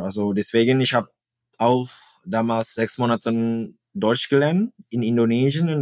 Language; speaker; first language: German; non-native, fluent; Indonesian